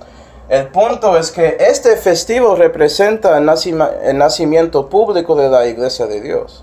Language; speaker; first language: Spanish; non-native, fluent; English